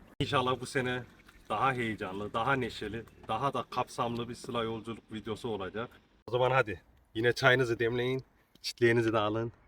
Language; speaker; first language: Turkish; early bilingual, heritage; Turkish